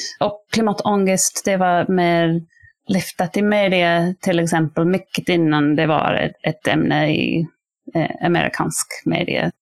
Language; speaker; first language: Swedish; non-native, fluent; English